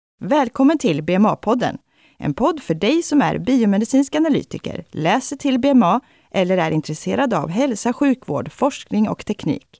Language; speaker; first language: Swedish; native; Swedish